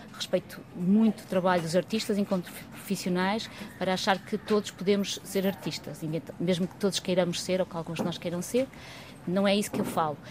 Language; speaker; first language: Portuguese; native; Portuguese